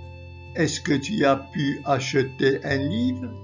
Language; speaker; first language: French; non-native, local second language; Arabic